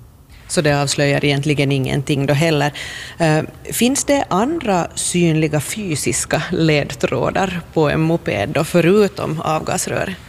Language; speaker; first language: Swedish; native; Swedish